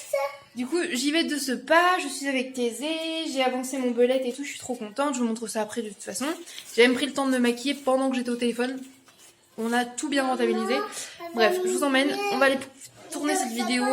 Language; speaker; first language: French; native; French